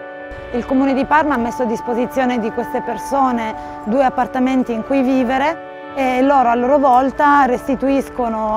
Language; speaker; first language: Italian; native; Italian